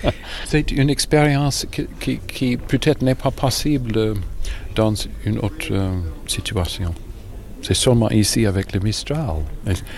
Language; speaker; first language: French; non-native, learner; English